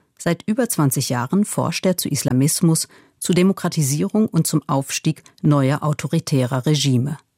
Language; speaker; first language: German; native; German